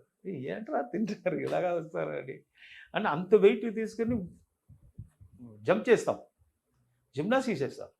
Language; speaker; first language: Telugu; non-native, learner; Tamil